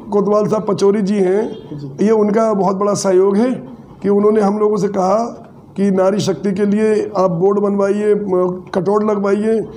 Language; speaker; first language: Hindi; native; Hindi